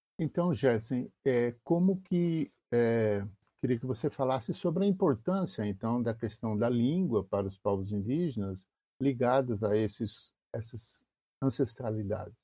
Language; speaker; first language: Portuguese; native; Portuguese